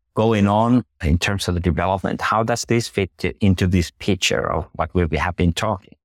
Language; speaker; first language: English; non-native, fluent; Finnish